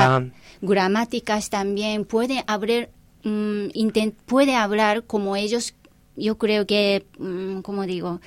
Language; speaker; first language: Spanish; non-native, fluent; Japanese